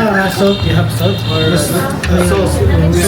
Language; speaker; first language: English; non-native, learner; Vietnamese